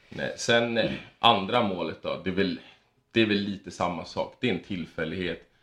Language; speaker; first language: Swedish; early bilingual, other home language; Spanish